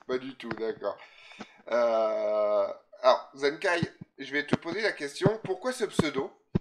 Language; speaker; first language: French; native; French